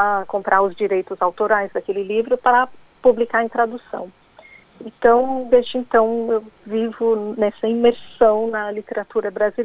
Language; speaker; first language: Portuguese; non-native, fluent; English